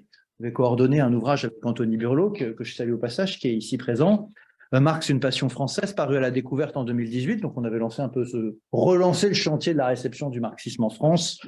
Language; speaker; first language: French; native; French